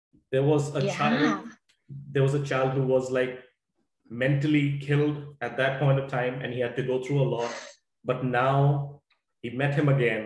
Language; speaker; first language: English; non-native, local second language; Punjabi